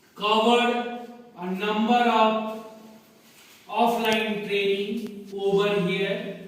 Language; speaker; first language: English; non-native, local second language; Hindi